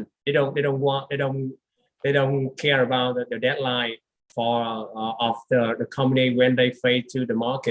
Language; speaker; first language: English; non-native, learner; Vietnamese